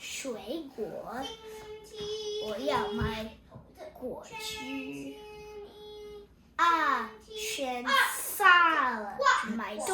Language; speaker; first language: Chinese; non-native, learner; English